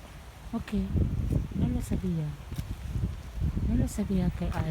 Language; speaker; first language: Spanish; non-native, learner; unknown